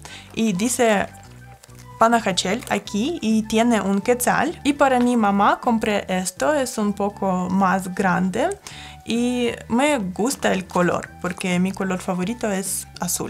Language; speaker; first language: Spanish; non-native, fluent; Russian